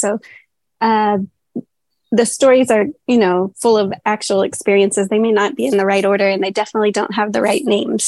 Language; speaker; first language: English; native; English